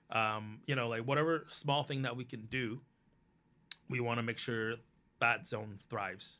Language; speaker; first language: English; early bilingual, other home language; Cantonese